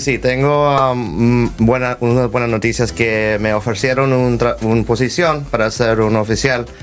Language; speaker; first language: Spanish; early bilingual, heritage; Spanish